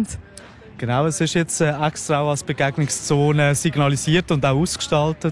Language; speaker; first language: German; native; German